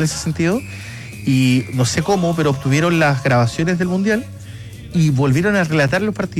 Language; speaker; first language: Spanish; native; Spanish